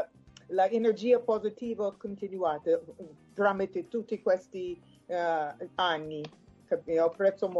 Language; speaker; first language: Italian; non-native, fluent; English